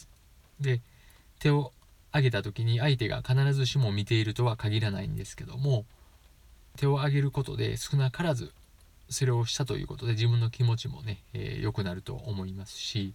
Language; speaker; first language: Japanese; native; Japanese